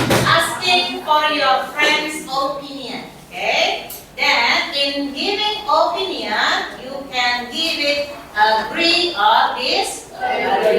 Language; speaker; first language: English; non-native, fluent; Indonesian